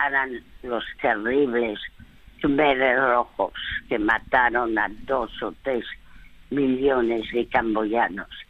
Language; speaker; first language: Spanish; early bilingual, other home language; French